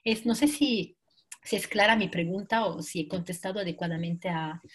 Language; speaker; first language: Spanish; non-native, fluent; Italian